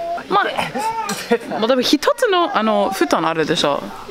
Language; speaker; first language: Japanese; non-native, fluent; English